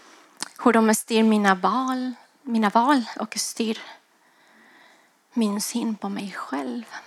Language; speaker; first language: Swedish; non-native, fluent; Spanish